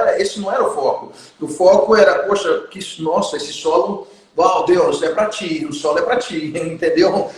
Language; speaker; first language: Portuguese; non-native, fluent; English